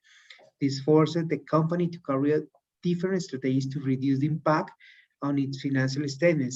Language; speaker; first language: English; non-native, learner; Spanish